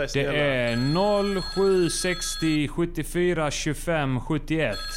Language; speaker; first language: Swedish; native; Swedish